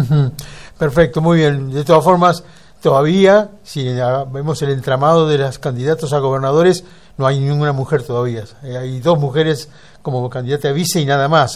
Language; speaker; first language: Spanish; native; Spanish